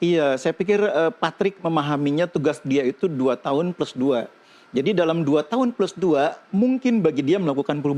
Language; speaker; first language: Indonesian; native; Indonesian